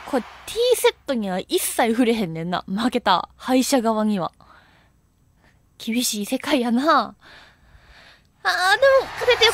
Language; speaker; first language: Japanese; native; Japanese